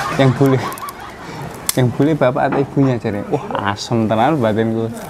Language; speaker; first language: Indonesian; non-native, local second language; Javanese